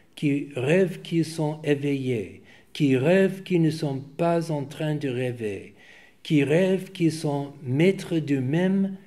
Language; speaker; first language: French; non-native, fluent; English